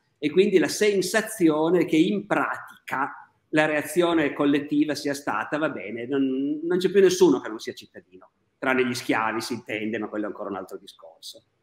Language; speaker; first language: Italian; native; Italian